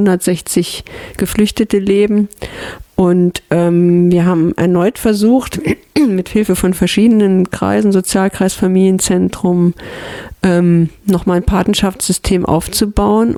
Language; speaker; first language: German; native; German